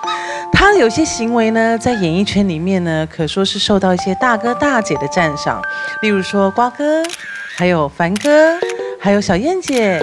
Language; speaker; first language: Chinese; native; Chinese